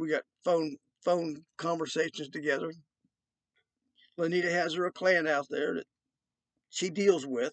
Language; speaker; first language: English; native; English